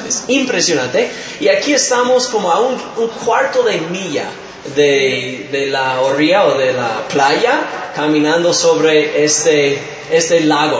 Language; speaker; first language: Spanish; non-native, fluent; English